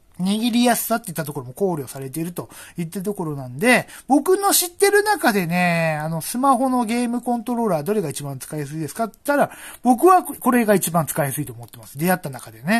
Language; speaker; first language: Japanese; native; Japanese